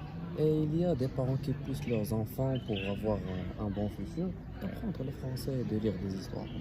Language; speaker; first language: French; non-native, local second language; Arabic